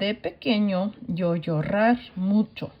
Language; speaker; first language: Spanish; non-native, fluent; English